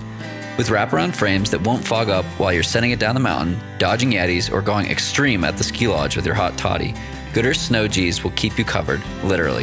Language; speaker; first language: English; native; English